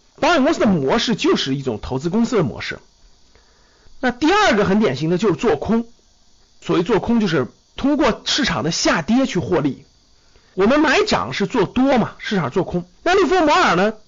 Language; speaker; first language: Chinese; native; Chinese